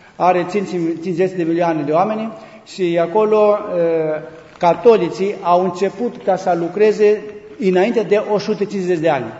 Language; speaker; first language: Romanian; non-native, learner; Greek